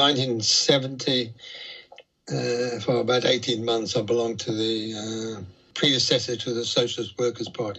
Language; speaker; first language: English; native; English